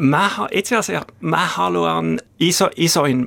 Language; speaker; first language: Finnish; non-native, fluent; German